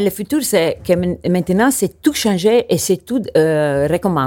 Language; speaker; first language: French; non-native, learner; Italian